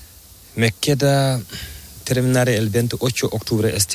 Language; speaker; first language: Spanish; non-native, learner; Fula